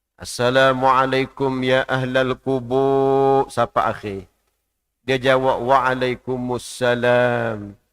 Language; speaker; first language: Malay; native; Malay